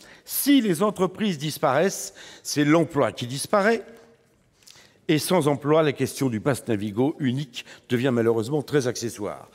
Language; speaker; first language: French; native; French